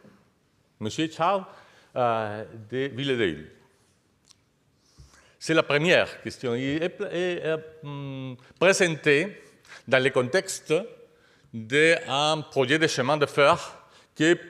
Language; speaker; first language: French; non-native, fluent; Spanish